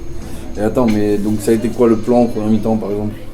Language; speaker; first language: French; native; French